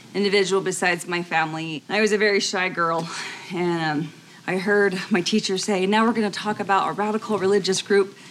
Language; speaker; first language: English; native; English